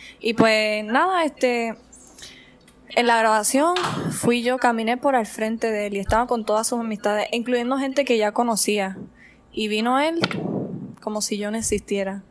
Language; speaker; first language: Spanish; native; Spanish